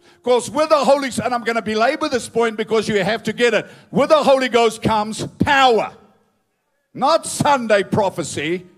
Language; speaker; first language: English; non-native, local second language; Afrikaans